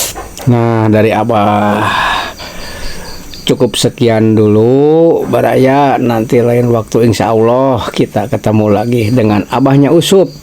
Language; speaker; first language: Indonesian; non-native, local second language; Sundanese